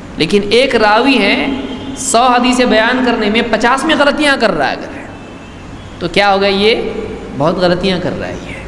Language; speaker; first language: Urdu; native; Urdu